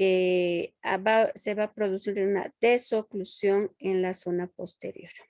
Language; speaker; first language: Spanish; native; Spanish